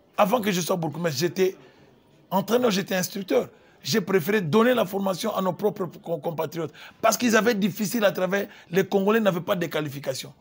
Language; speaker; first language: French; non-native, local second language; Lingala